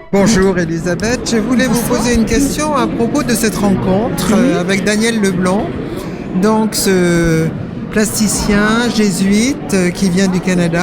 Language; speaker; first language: French; native; French